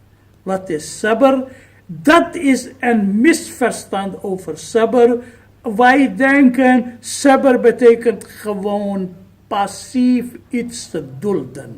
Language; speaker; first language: Dutch; non-native, fluent; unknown